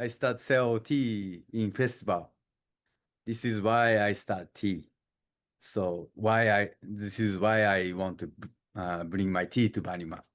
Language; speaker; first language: English; non-native, learner; Japanese